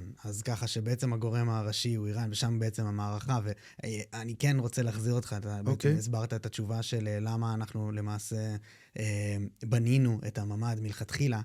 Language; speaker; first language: Hebrew; native; Hebrew